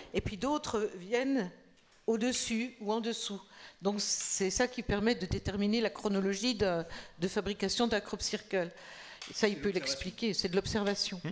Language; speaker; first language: French; native; French